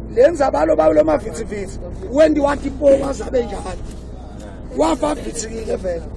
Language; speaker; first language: Zulu; non-native, local second language; Swati